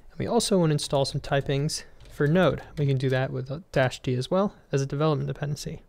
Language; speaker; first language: English; native; English